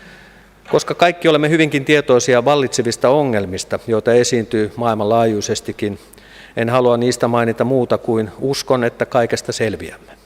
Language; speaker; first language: Finnish; native; Finnish